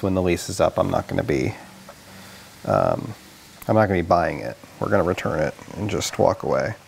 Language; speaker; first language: English; native; English